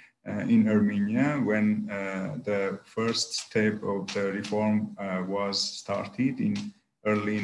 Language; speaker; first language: English; non-native, learner; Armenian